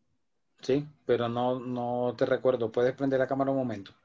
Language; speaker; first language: Spanish; native; Spanish